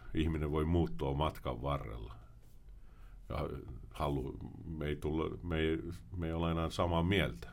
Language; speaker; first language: Finnish; early bilingual, heritage; Finnish